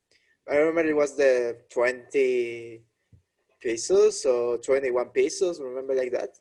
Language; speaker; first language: English; non-native, learner; Spanish